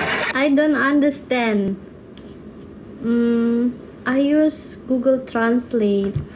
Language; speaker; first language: English; non-native, learner; Indonesian